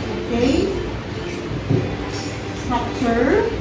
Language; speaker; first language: English; non-native, fluent; Indonesian